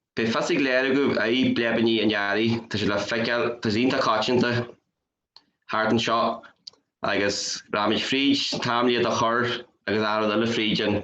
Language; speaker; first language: Irish; native; Irish